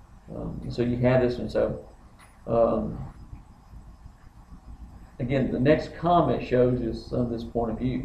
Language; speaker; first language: English; native; English